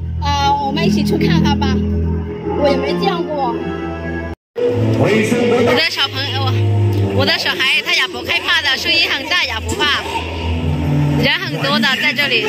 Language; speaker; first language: Chinese; non-native, fluent; Lao